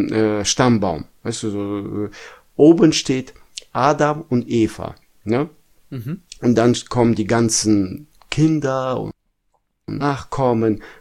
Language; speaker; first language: German; non-native, fluent; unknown